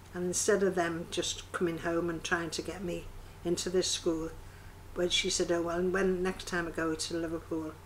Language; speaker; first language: English; native; English